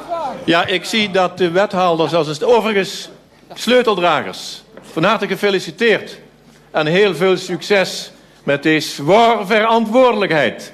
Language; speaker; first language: Dutch; native; Dutch